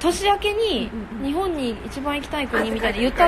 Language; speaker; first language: Japanese; native; Japanese